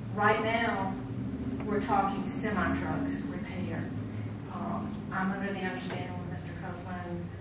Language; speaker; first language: English; native; English